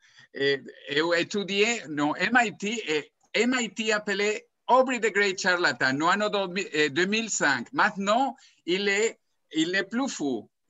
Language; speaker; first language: French; non-native, fluent; Spanish